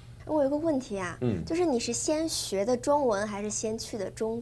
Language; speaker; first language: Chinese; native; Chinese